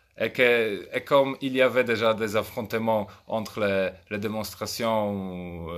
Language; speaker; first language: French; non-native, fluent; Polish